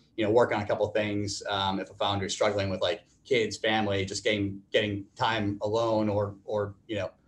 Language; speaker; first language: English; native; English